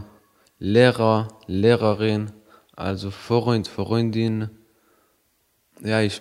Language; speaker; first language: German; non-native, learner; Persian